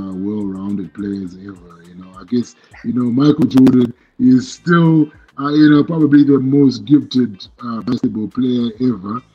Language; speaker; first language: English; non-native, local second language; Shona